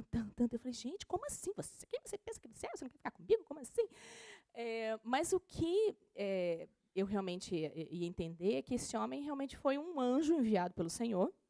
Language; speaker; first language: Portuguese; native; Portuguese